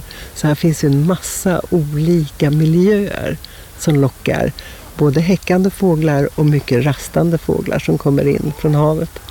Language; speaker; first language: Swedish; native; Swedish